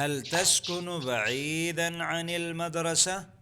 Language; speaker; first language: Arabic; non-native, fluent; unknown